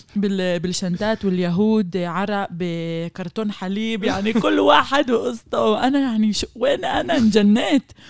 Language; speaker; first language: Arabic; non-native, fluent; Hebrew